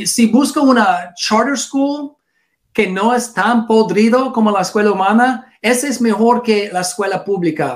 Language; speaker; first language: Spanish; non-native, learner; English